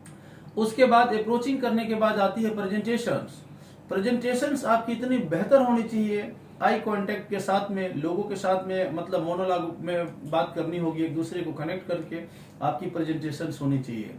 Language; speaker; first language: Hindi; native; Hindi